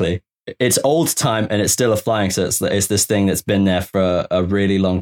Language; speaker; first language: English; native; English